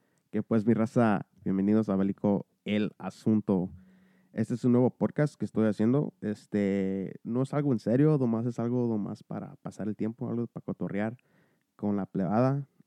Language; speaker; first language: Spanish; early bilingual, heritage; Spanish